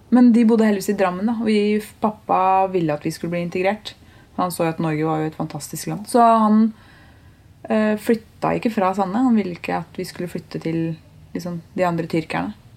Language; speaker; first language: Norwegian; early bilingual, other home language; Turkish